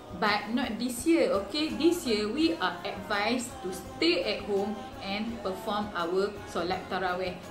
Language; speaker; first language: English; non-native, local second language; Malay